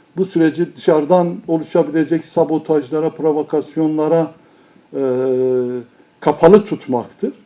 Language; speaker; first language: Turkish; non-native, local second language; Kurdish